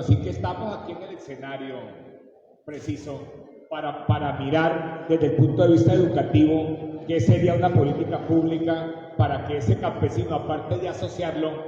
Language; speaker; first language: Spanish; native; Spanish